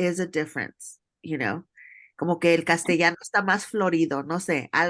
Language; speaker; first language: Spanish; early bilingual, heritage; Spanish